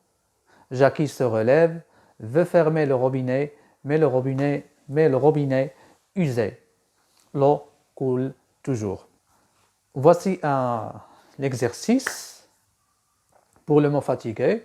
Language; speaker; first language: French; non-native, local second language; Arabic